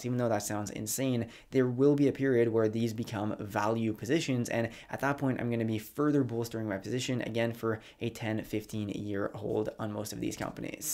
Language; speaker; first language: English; native; English